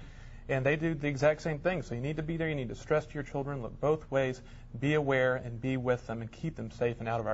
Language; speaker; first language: English; native; English